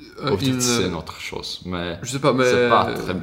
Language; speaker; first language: French; non-native, learner; Swedish